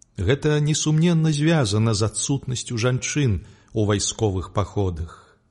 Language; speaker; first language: Belarusian; native; Belarusian